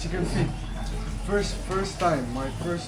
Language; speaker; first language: English; non-native, learner; French